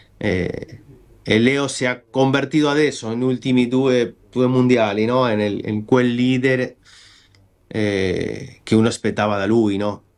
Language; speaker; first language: Italian; non-native, fluent; Spanish